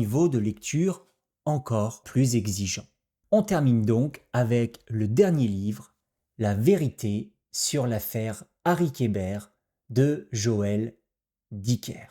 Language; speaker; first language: French; native; French